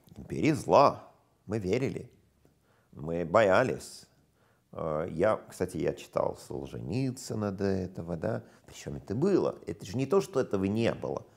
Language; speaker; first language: Russian; non-native, fluent; English